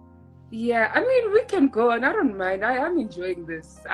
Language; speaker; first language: English; non-native, local second language; Tswana